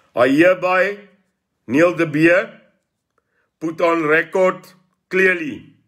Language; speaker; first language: English; non-native, local second language; Afrikaans